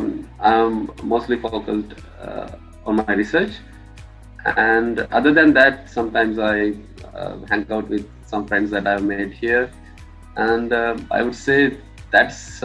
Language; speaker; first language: English; non-native, local second language; Sinhala